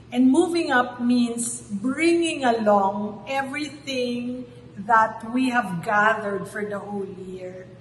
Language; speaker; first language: English; non-native, local second language; Filipino